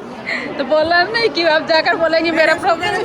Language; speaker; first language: Hindi; non-native, learner; Bangla